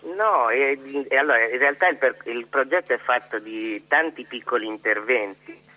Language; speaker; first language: Italian; native; Italian